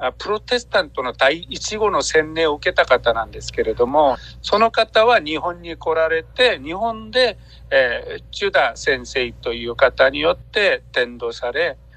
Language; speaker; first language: Japanese; non-native, fluent; Korean